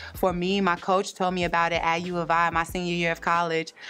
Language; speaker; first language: English; native; English